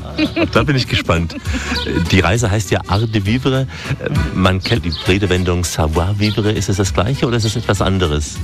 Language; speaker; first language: German; native; German